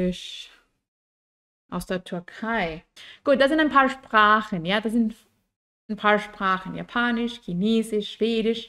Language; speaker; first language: German; non-native, fluent; Spanish